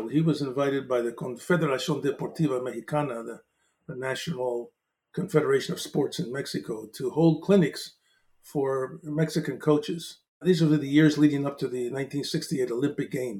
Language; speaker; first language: English; native; English